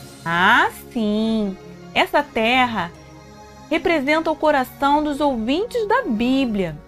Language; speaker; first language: Portuguese; native; Portuguese